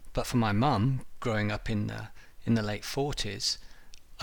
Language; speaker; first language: English; native; English